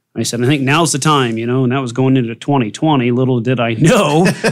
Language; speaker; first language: English; native; English